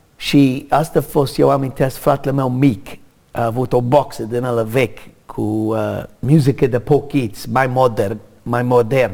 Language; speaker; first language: Romanian; non-native, learner; English